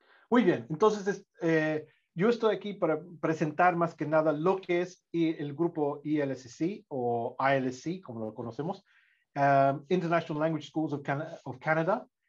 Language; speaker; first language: Spanish; non-native, fluent; English